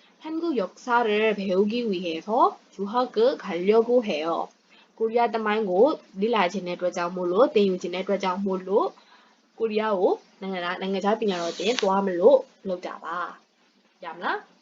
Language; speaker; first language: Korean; non-native, fluent; Burmese